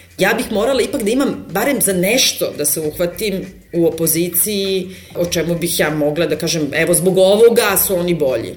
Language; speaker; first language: Serbian; native; Serbian